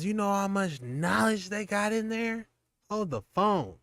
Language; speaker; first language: English; native; English